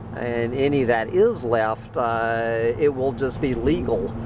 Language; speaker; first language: English; native; English